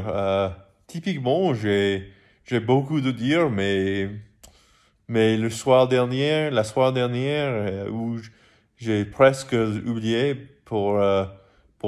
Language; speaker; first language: French; non-native, learner; English